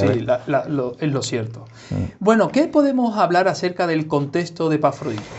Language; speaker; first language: Spanish; native; Spanish